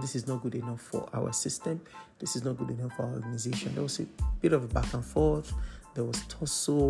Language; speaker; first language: English; non-native, local second language; Yoruba